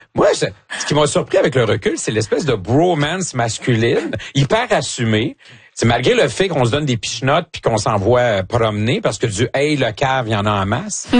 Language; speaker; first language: French; native; French